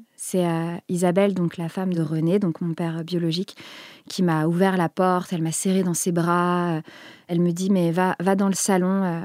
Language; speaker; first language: French; native; French